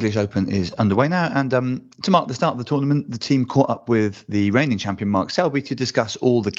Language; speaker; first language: English; native; English